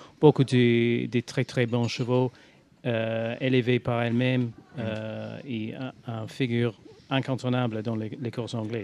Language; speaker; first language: French; non-native, fluent; English